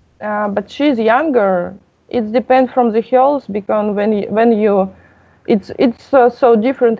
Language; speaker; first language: English; non-native, learner; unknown